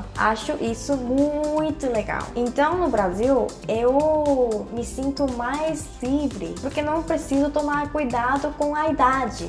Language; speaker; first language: Portuguese; non-native, fluent; Korean